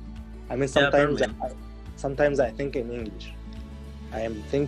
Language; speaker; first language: English; non-native, learner; Arabic